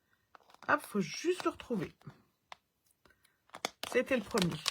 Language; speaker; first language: French; native; French